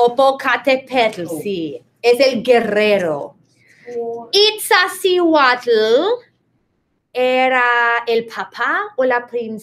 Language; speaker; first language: Spanish; non-native, fluent; English